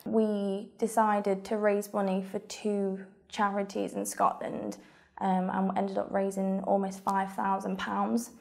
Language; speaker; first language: English; native; English